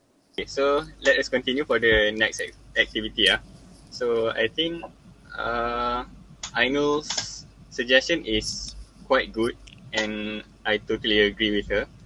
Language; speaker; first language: English; non-native, local second language; Malay